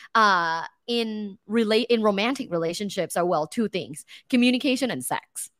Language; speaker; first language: English; non-native, fluent; Thai